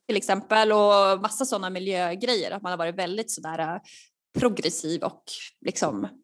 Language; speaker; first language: Swedish; native; Swedish